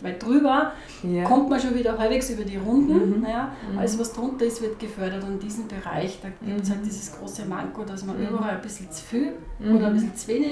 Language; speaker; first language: German; native; German